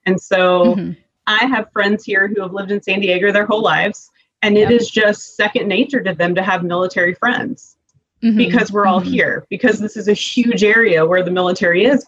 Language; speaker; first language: English; native; English